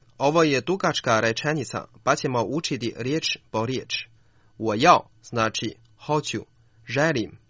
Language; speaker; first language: Croatian; non-native, fluent; Chinese